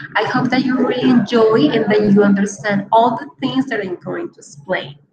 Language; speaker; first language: English; non-native, fluent; Spanish